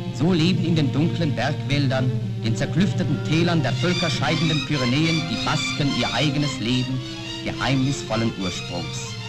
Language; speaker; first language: German; native; German